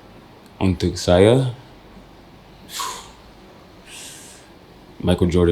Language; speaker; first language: Indonesian; non-native, fluent; English